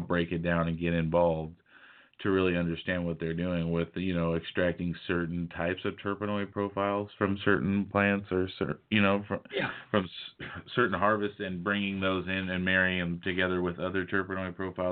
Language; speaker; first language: English; native; English